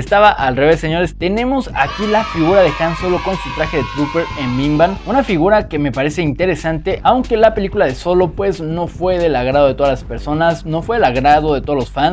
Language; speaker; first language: Spanish; native; Spanish